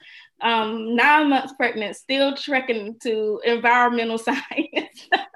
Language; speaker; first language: English; native; English